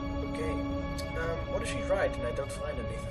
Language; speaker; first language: English; native; English